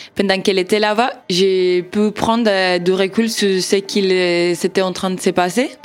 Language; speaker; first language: French; non-native, fluent; Spanish